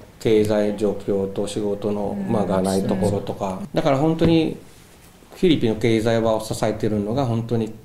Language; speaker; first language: Japanese; non-native, fluent; Filipino